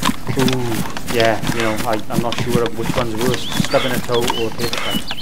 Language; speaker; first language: English; native; English